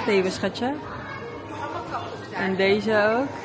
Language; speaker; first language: Dutch; non-native, learner; Cebuano